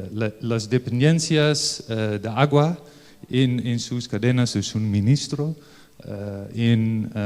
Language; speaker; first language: Spanish; non-native, learner; Dutch